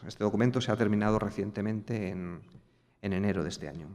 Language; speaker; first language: Spanish; native; Spanish